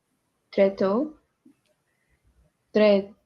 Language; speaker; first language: French; non-native, learner; English